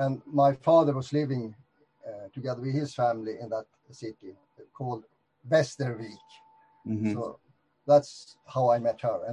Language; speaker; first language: English; non-native, fluent; Swedish